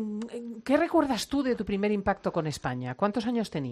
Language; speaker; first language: Spanish; native; Spanish